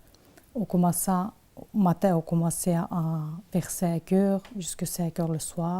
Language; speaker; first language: French; non-native, learner; Turkish